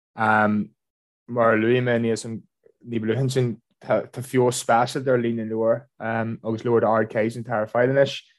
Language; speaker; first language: Irish; non-native, local second language; English